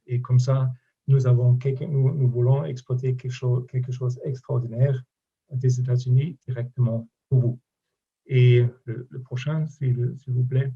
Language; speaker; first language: French; non-native, fluent; German